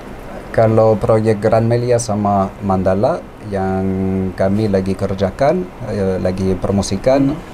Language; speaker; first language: Indonesian; non-native, fluent; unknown